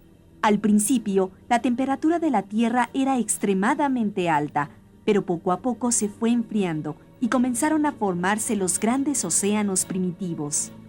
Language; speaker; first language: Spanish; native; Spanish